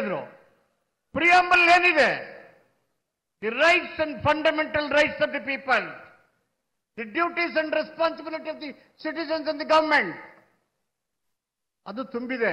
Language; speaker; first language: Kannada; native; Kannada